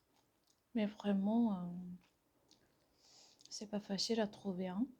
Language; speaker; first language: French; non-native, fluent; Korean